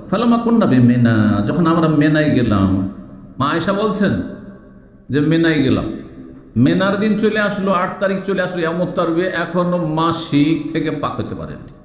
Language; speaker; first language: Bangla; native; Bangla